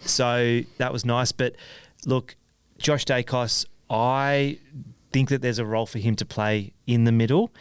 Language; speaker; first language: English; native; English